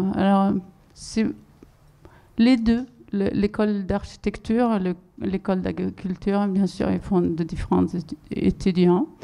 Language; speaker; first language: French; non-native, fluent; Swedish